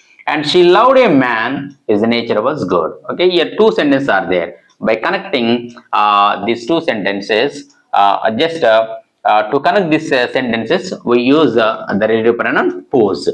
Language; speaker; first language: English; non-native, local second language; Telugu